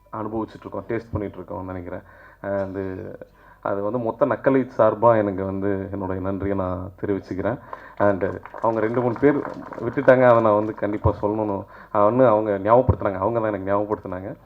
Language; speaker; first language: Tamil; native; Tamil